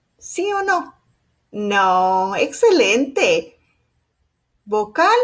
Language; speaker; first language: Spanish; early bilingual, heritage; Spanish